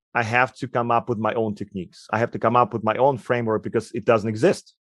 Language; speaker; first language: English; non-native, fluent; Ukrainian